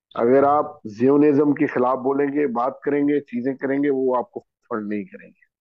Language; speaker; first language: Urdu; native; Urdu